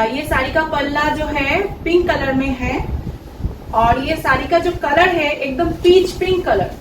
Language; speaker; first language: Hindi; non-native, local second language; Bangla